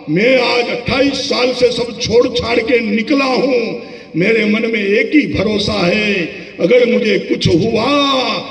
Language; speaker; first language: Hindi; non-native, local second language; Gujarati